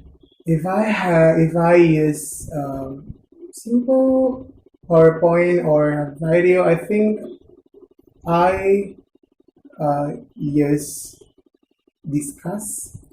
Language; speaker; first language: English; non-native, learner; Indonesian